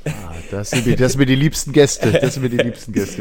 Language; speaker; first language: German; native; German